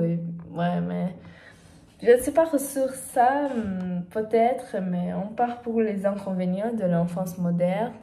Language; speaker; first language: French; non-native, learner; Portuguese